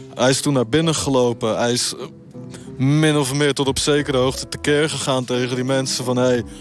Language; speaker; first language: Dutch; native; Dutch